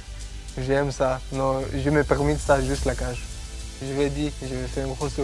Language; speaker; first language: French; non-native, learner; Romanian